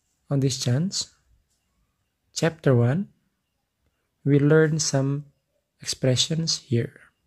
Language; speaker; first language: English; non-native, fluent; Indonesian